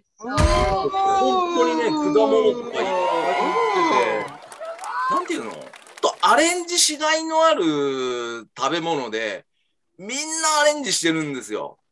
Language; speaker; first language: Japanese; native; Japanese